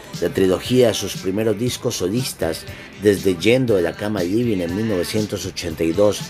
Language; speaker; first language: Spanish; native; Spanish